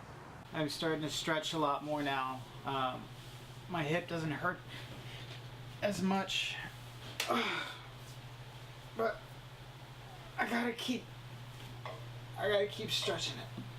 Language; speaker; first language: English; native; English